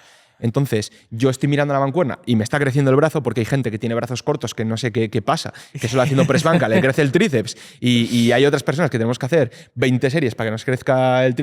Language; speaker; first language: Spanish; native; Spanish